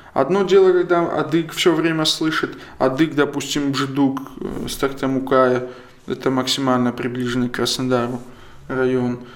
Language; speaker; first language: Russian; non-native, local second language; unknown